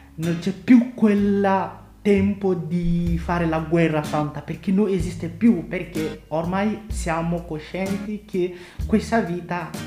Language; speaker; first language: Italian; non-native, fluent; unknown